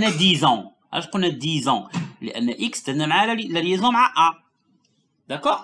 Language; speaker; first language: French; non-native, local second language; Arabic